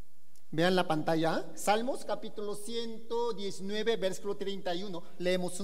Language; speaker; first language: Spanish; non-native, learner; Korean